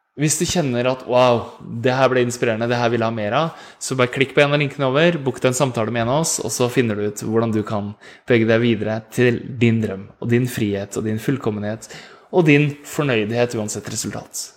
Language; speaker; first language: Norwegian; native; Norwegian